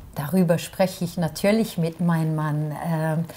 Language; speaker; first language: German; non-native, fluent; French